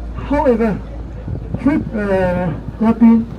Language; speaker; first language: English; non-native, fluent; Danish